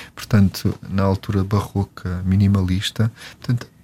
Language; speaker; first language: Portuguese; native; Portuguese